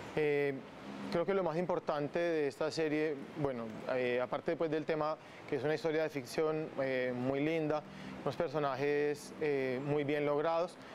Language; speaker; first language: Spanish; non-native, local second language; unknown